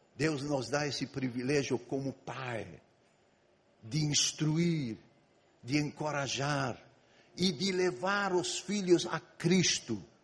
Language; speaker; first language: Portuguese; non-native, fluent; Greek